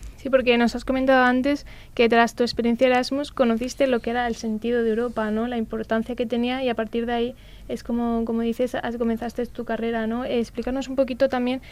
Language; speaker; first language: Spanish; native; Spanish